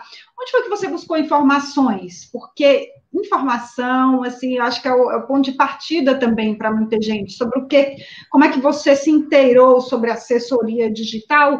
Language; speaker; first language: Portuguese; native; Portuguese